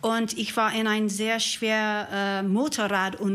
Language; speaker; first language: German; non-native, learner; English